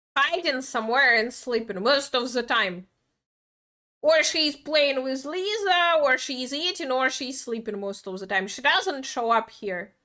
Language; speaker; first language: English; non-native, fluent; Russian